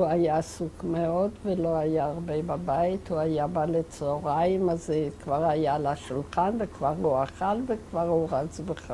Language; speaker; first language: Hebrew; non-native, fluent; Yiddish